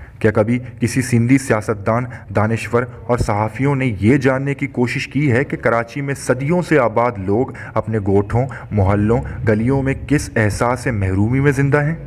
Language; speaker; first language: Urdu; non-native, local second language; Baluchi